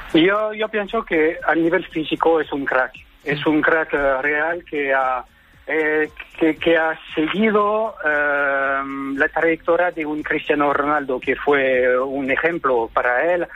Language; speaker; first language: Spanish; non-native, fluent; French